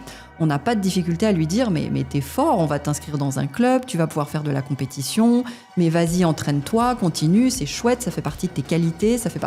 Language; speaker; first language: French; native; French